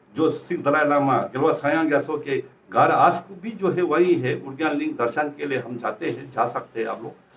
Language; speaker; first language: Hindi; native; Hindi